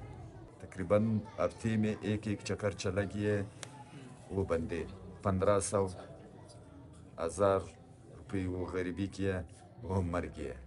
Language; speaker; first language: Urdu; non-native, local second language; Pashto